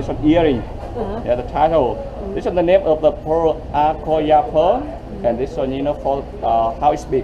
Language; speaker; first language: English; non-native, learner; Vietnamese